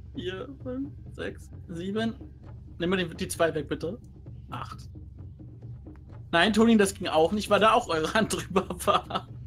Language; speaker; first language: German; native; German